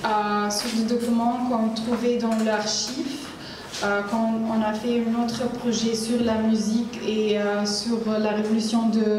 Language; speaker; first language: French; non-native, learner; Arabic